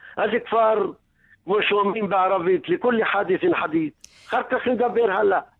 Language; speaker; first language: Hebrew; non-native, local second language; Arabic